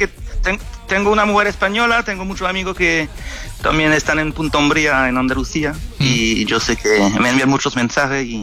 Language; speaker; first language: Spanish; non-native, fluent; French